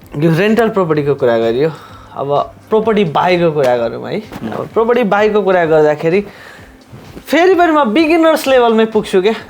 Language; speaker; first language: Nepali; native; Nepali